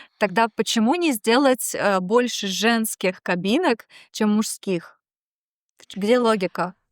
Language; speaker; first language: Russian; native; Russian